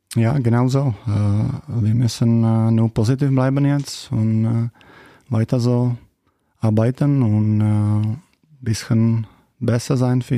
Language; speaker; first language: German; non-native, learner; Czech